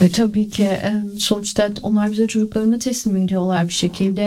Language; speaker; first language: Turkish; early bilingual, other home language; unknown